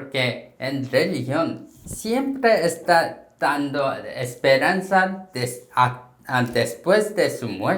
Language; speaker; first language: Spanish; non-native, fluent; Korean